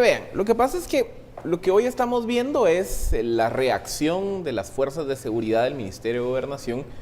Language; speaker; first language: Spanish; native; Spanish